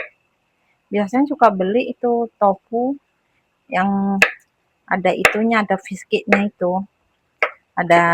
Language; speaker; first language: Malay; non-native, local second language; Indonesian